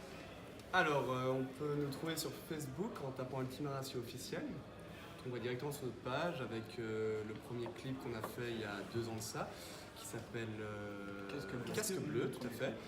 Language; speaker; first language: French; native; French